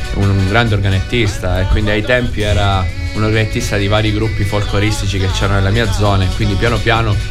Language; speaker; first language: Italian; native; Italian